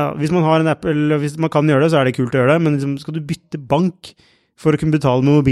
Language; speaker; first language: Norwegian; native; Norwegian